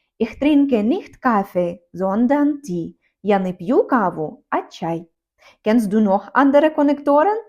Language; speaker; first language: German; non-native, fluent; Ukrainian